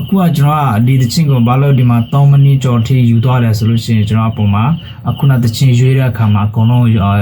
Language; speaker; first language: Burmese; non-native, local second language; Shan